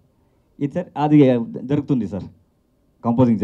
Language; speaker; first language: Telugu; non-native, learner; Kannada